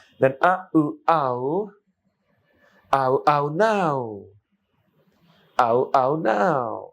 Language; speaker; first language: English; non-native, local second language; Bangla